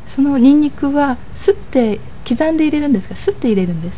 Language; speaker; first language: Japanese; native; Japanese